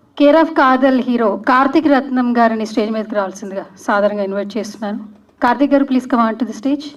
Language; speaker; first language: Telugu; native; Telugu